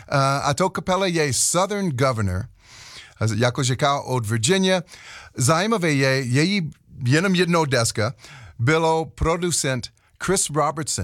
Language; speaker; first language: Czech; non-native, learner; English